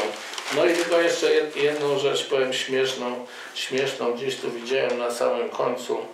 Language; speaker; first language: Polish; native; Polish